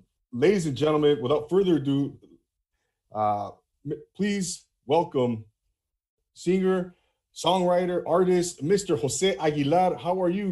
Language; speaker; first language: English; early bilingual, other home language; Spanish